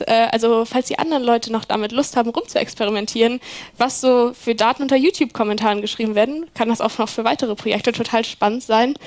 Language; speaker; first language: German; native; German